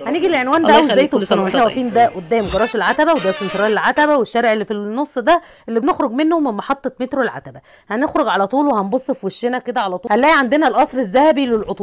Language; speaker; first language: Arabic; native; Arabic